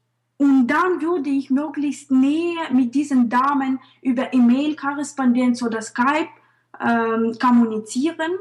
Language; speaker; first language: German; non-native, fluent; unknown